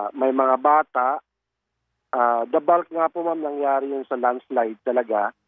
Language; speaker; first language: Filipino; native; Filipino